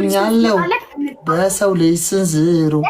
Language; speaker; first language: Amharic; native; Amharic